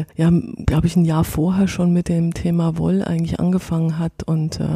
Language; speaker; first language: German; native; German